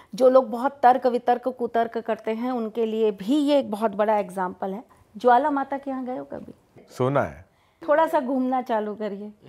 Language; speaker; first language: Hindi; native; Hindi